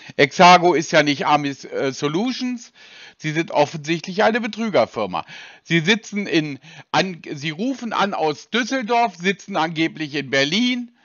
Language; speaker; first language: German; native; German